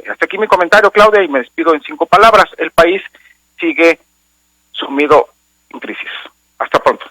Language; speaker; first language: Spanish; native; Spanish